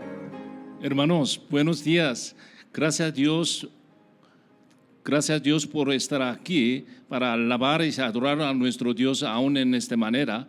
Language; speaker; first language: Spanish; non-native, learner; Korean